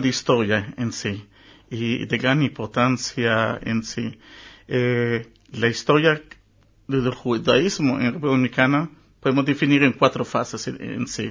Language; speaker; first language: Spanish; early bilingual, heritage; Spanish